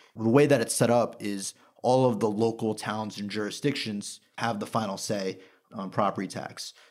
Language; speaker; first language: English; native; English